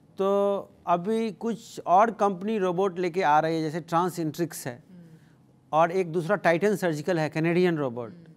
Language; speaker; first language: Hindi; native; Hindi